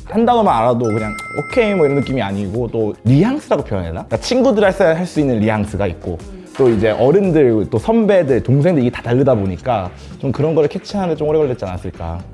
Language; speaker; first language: Korean; early bilingual, heritage; Korean